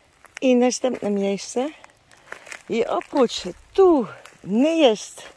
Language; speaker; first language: Polish; non-native, learner; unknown